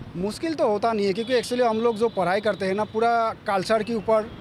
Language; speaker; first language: Hindi; non-native, local second language; Assamese